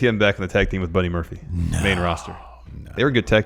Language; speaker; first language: English; native; English